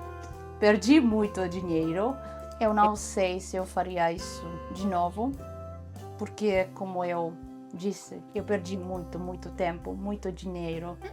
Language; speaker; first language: Portuguese; non-native, fluent; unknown